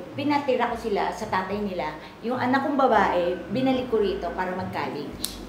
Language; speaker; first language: Filipino; native; Filipino